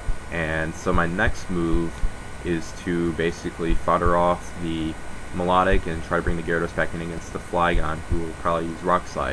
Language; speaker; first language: English; native; English